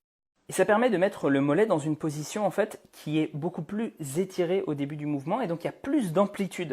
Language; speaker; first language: French; native; French